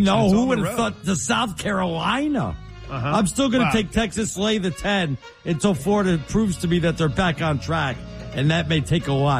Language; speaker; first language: English; native; English